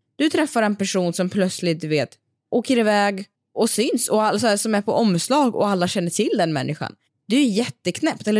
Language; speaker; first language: Swedish; early bilingual, other home language; Russian